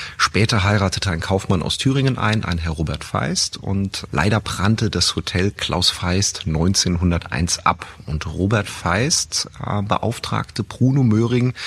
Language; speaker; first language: German; native; German